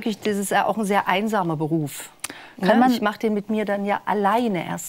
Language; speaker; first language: German; native; German